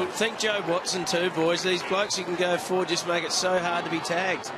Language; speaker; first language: English; native; English